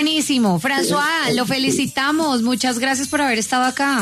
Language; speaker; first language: Spanish; native; Spanish